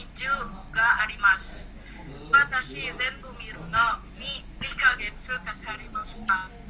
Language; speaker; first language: Japanese; non-native, learner; Indonesian